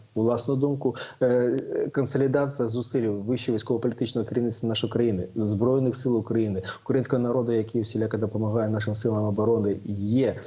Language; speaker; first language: Ukrainian; native; Ukrainian